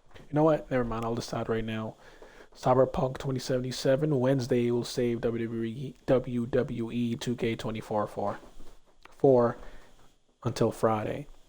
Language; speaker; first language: English; native; English